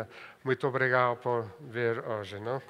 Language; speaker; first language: Portuguese; non-native, fluent; Spanish